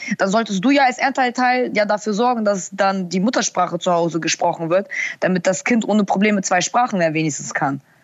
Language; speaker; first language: German; early bilingual, other home language; Russian